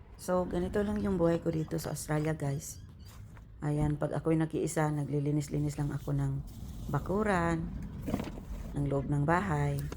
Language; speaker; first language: Filipino; non-native, local second language; Cebuano